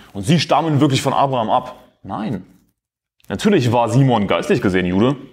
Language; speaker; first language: German; native; German